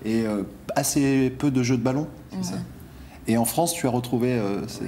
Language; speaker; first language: French; native; French